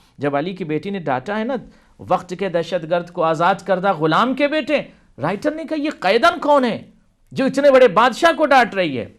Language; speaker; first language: Urdu; native; Urdu